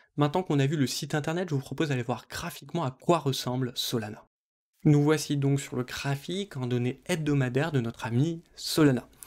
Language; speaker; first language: French; native; French